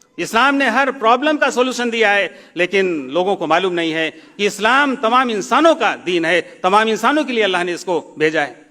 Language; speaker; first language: Urdu; native; Urdu